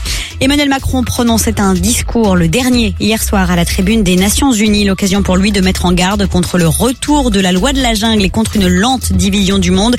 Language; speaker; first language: French; native; French